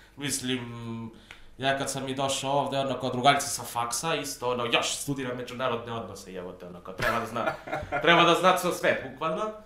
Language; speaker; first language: Serbian; non-native, fluent; Spanish